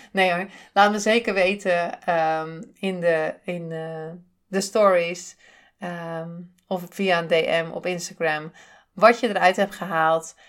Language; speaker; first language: Dutch; native; Dutch